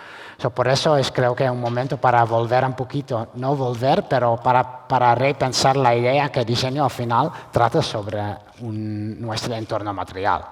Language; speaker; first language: Spanish; non-native, fluent; Dutch